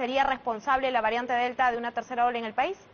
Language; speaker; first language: Spanish; native; Spanish